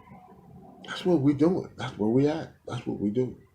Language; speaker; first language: English; native; English